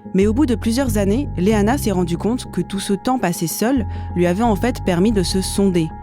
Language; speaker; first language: French; native; French